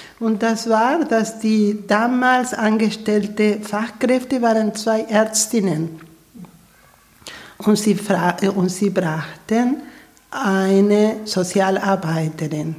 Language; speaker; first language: German; non-native, fluent; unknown